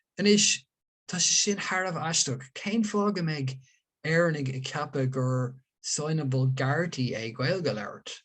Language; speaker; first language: Irish; non-native, local second language; English